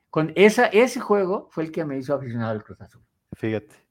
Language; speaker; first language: Spanish; native; Spanish